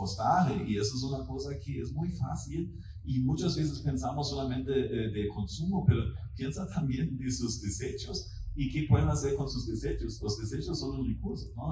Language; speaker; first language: Spanish; non-native, fluent; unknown